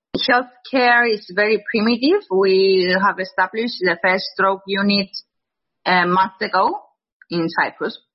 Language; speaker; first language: English; non-native, fluent; Greek